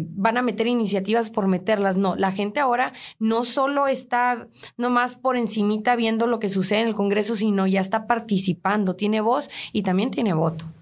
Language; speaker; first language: Spanish; native; Spanish